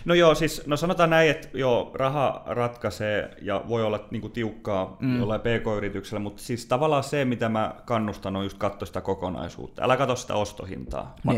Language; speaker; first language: Finnish; native; Finnish